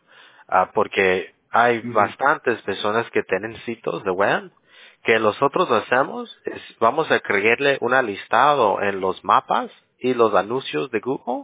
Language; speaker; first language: Spanish; early bilingual, heritage; Spanish